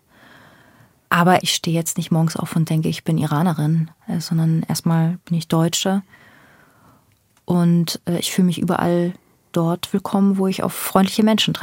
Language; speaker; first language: German; early bilingual, other home language; Persian